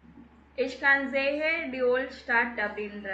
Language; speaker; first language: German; non-native, learner; Tamil